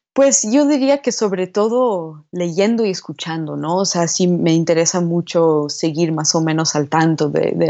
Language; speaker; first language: Spanish; non-native, fluent; English